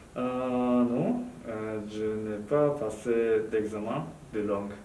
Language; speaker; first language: French; non-native, learner; Japanese